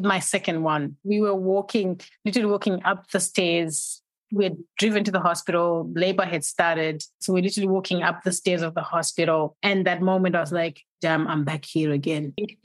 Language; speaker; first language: English; non-native, local second language; Shona